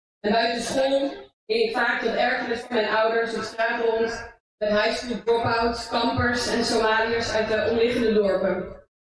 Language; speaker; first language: Dutch; early bilingual, other home language; English